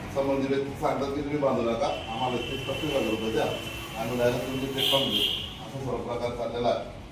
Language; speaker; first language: Marathi; native; Marathi